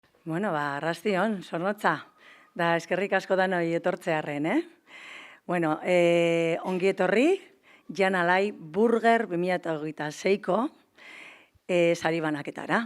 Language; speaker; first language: Basque; native; Basque